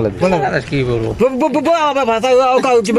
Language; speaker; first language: Hindi; non-native, learner; Nepali